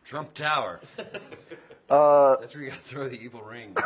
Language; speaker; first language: English; native; English